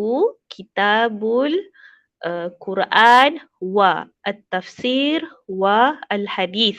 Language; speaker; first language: Arabic; non-native, fluent; Malay